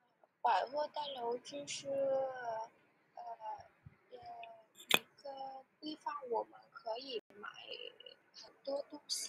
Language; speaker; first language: Chinese; non-native, learner; Vietnamese